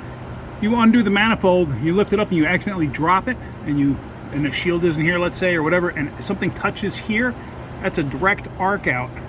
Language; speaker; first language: English; native; English